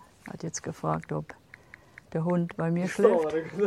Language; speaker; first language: German; native; German